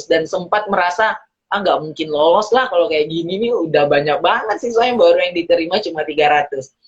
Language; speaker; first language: Indonesian; early bilingual, heritage; Indonesian